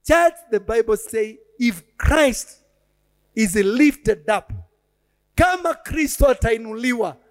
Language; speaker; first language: English; non-native, local second language; Swahili